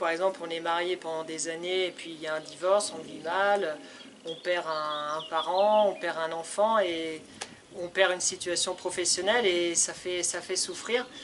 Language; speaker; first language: French; native; French